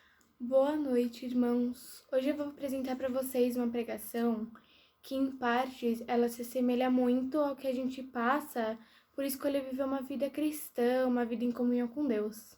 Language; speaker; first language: Portuguese; native; Portuguese